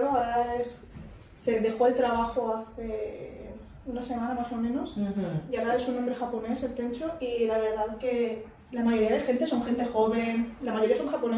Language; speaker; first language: Spanish; native; Spanish